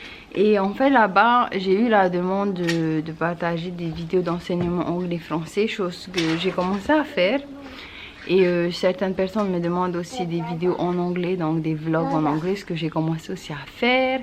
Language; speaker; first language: French; native; French